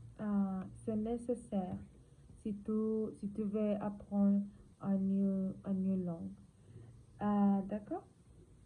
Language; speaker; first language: French; non-native, learner; Spanish